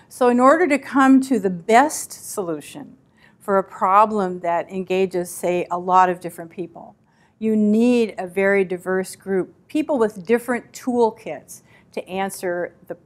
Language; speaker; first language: English; native; English